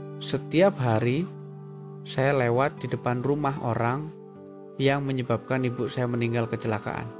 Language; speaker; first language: Indonesian; native; Indonesian